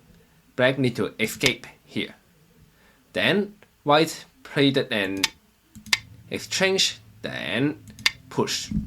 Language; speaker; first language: English; non-native, fluent; Chinese